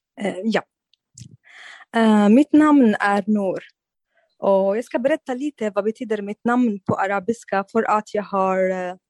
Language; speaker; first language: Swedish; non-native, fluent; Arabic